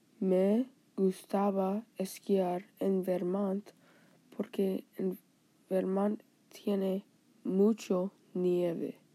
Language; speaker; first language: Spanish; non-native, learner; English